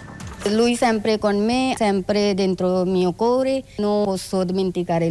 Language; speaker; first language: Italian; non-native, learner; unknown